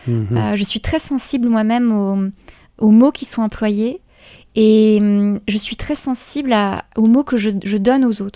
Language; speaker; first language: French; native; French